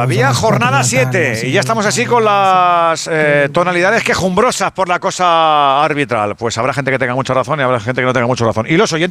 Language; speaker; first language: Spanish; native; Spanish